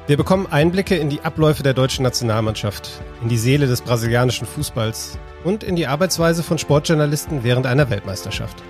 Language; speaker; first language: German; native; German